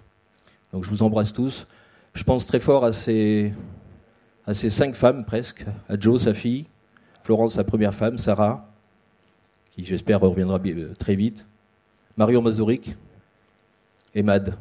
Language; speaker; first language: French; native; French